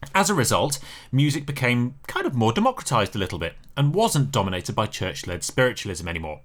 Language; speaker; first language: English; native; English